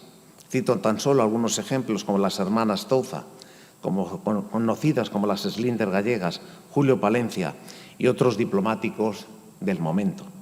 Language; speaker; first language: Spanish; native; Spanish